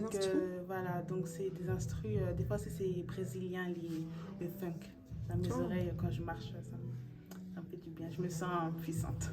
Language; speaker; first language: French; native; French